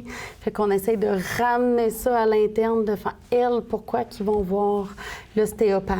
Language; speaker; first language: French; native; French